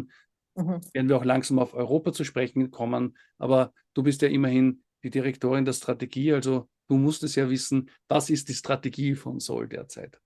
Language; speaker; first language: German; native; German